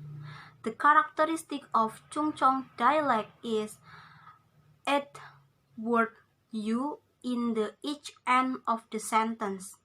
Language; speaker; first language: English; non-native, learner; Indonesian